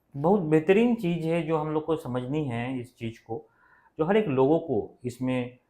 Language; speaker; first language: Hindi; non-native, local second language; Bangla